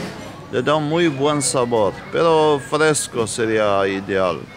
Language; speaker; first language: Spanish; non-native, fluent; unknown